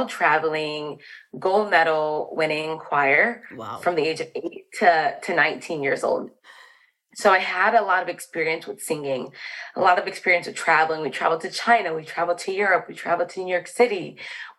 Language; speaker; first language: English; native; English